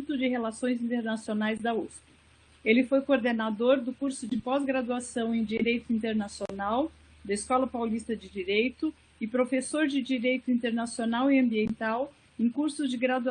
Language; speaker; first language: Portuguese; native; Portuguese